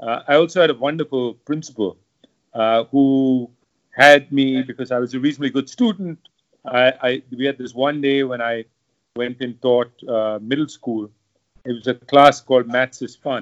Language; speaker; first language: English; non-native, local second language; Hindi